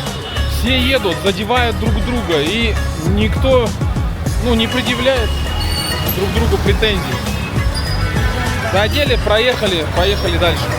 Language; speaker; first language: Russian; native; Russian